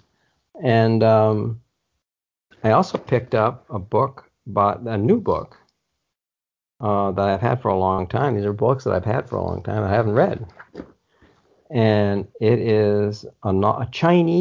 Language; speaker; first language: English; native; English